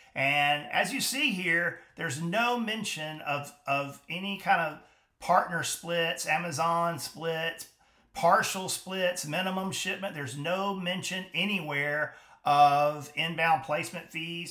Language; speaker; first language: English; native; English